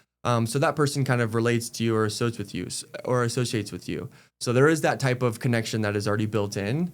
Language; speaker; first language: English; native; English